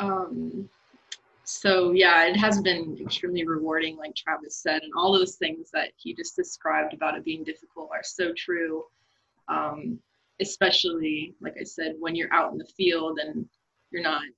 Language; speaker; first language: English; native; English